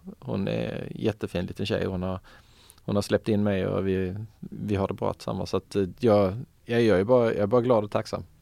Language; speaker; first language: Swedish; early bilingual, other home language; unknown